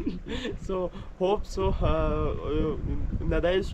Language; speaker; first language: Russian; non-native, learner; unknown